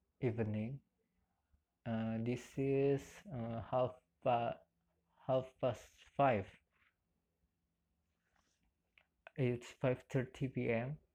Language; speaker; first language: English; non-native, learner; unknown